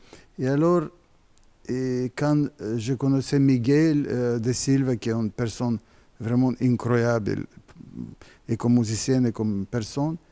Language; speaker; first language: French; non-native, learner; Russian